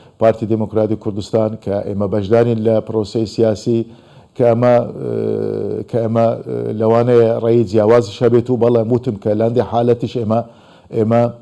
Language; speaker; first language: Central Kurdish; non-native, local second language; Turkish